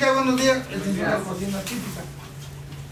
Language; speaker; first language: Spanish; native; Spanish